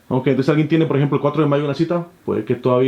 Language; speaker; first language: Spanish; native; Spanish